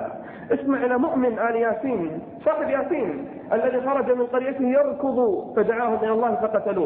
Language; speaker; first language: Arabic; native; Arabic